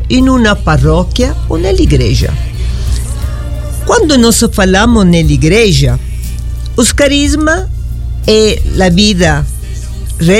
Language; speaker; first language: Portuguese; non-native, learner; Italian